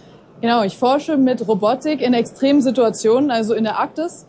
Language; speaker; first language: German; native; German